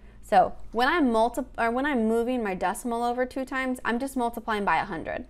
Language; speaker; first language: English; native; English